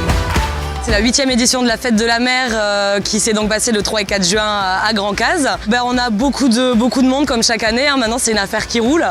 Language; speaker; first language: French; native; French